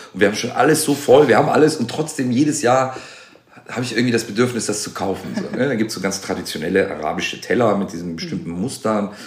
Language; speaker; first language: German; native; German